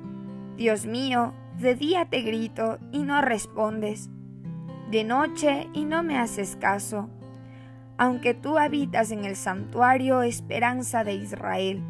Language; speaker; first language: Spanish; native; Spanish